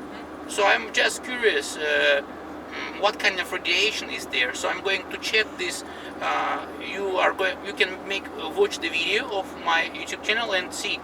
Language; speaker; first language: English; non-native, fluent; Russian